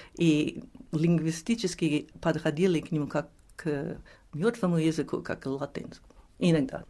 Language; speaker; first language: Russian; non-native, fluent; English